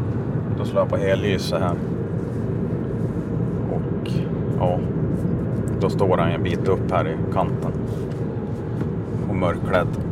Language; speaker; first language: Swedish; native; Swedish